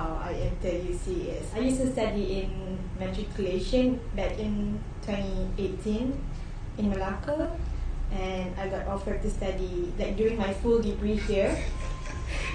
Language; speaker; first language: English; non-native, local second language; Malay